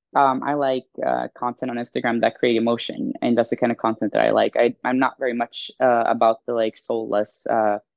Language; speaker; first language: English; non-native, fluent; Swedish